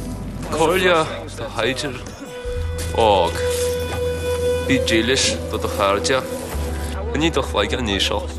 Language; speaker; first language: Irish; non-native, fluent; English